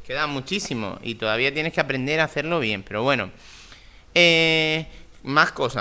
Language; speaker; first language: Spanish; native; Spanish